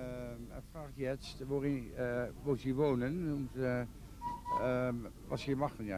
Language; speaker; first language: German; non-native, learner; Dutch